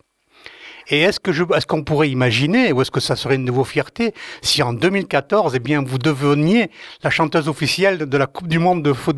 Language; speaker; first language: French; native; French